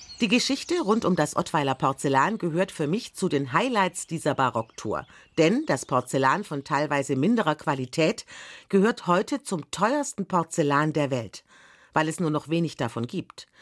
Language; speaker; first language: German; native; German